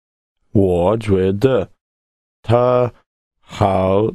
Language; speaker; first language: Chinese; non-native, learner; English